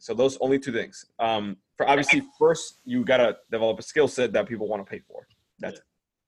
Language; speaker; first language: English; non-native, fluent; Spanish